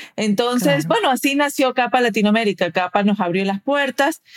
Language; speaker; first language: Spanish; early bilingual, heritage; Spanish